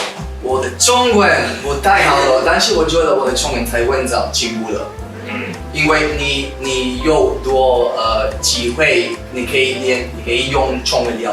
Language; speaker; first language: Chinese; non-native, learner; Spanish